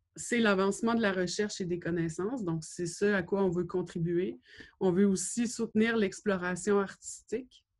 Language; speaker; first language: French; native; French